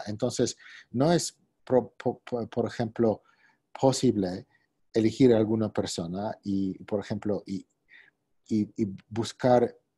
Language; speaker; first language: Spanish; non-native, fluent; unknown